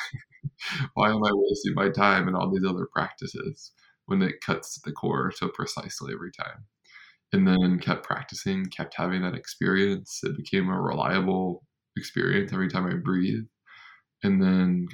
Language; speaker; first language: English; native; English